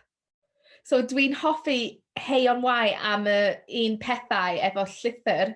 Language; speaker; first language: Welsh; non-native, local second language; English